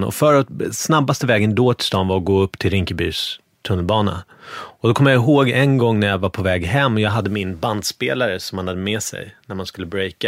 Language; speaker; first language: Swedish; native; Swedish